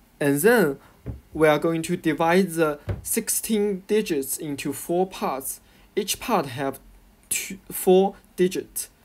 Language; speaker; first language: English; non-native, fluent; Chinese